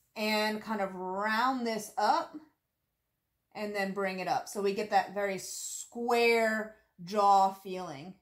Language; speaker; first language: English; native; English